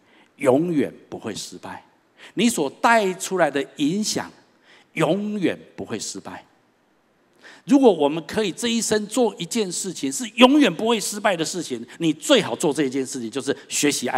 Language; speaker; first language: Chinese; native; Chinese